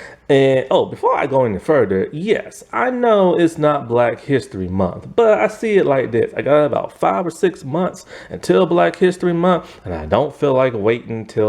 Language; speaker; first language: English; native; English